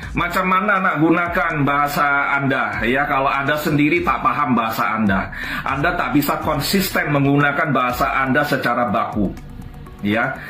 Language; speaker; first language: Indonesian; native; Indonesian